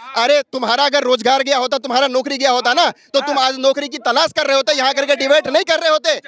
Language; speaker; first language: Hindi; native; Hindi